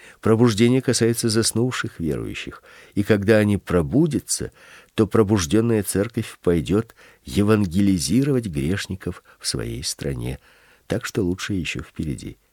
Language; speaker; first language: Russian; early bilingual, other home language; Swedish